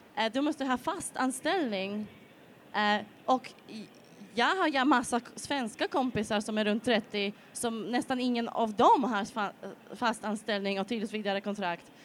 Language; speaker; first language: Swedish; non-native, fluent; Polish